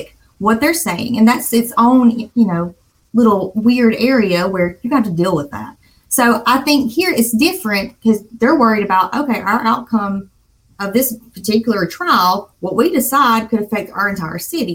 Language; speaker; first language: English; native; English